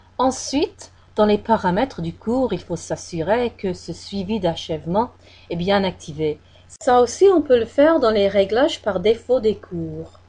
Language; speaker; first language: French; non-native, fluent; English